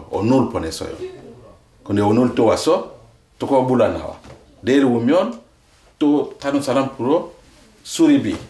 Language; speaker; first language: Korean; non-native, learner; French